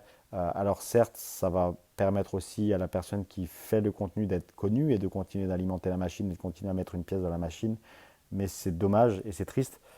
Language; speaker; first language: French; native; French